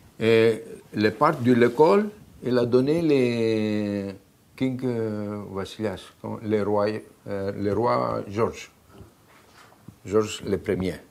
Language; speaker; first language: French; non-native, fluent; Greek